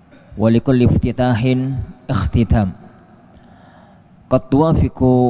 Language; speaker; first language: Arabic; non-native, fluent; Indonesian